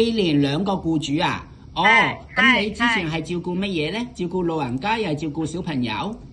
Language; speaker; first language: Cantonese; native; Cantonese